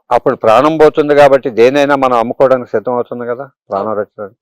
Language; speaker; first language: Telugu; native; Telugu